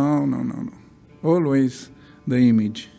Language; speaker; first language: English; non-native, learner; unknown